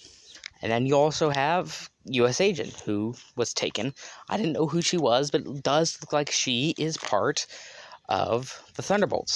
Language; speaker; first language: English; native; English